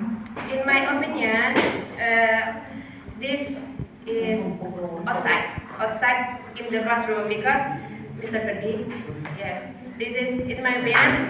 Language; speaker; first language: English; non-native, learner; Indonesian